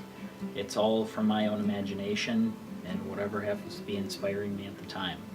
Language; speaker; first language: English; native; English